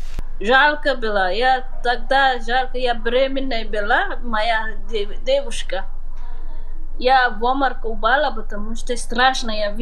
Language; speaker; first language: Russian; non-native, learner; Somali